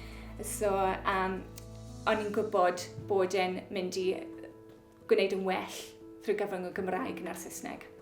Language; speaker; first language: Welsh; non-native, local second language; English